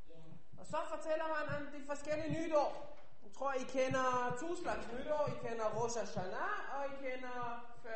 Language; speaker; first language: Danish; non-native, fluent; Hebrew